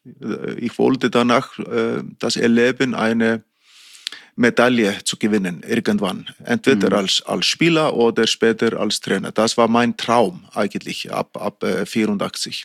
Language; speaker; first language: German; non-native, fluent; Icelandic